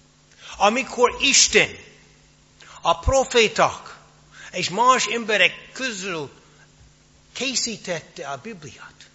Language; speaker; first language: Hungarian; non-native, fluent; English